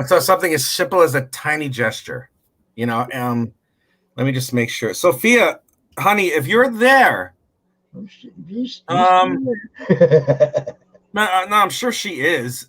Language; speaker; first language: English; native; English